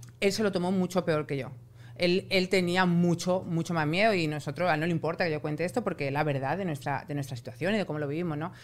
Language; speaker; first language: Spanish; native; Spanish